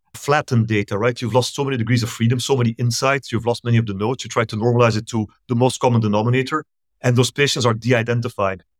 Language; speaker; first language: English; non-native, fluent; Dutch